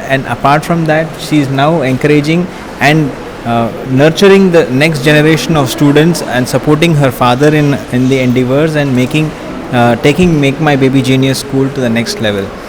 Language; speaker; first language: English; non-native, local second language; Telugu